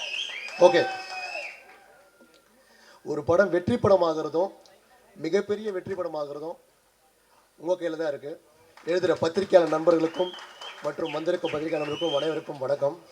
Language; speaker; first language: Tamil; native; Tamil